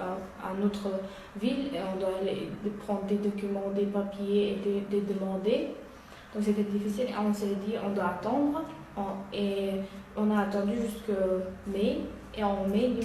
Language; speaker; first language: French; non-native, learner; Uyghur